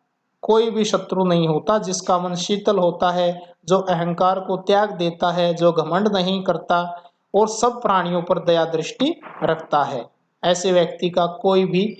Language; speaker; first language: Hindi; native; Hindi